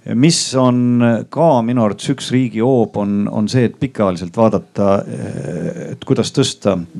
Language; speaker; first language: Estonian; native; Estonian